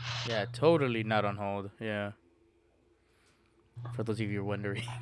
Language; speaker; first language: English; early bilingual, other home language; Spanish